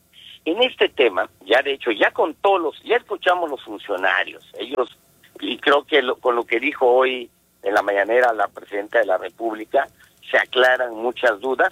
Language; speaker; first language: Spanish; native; Spanish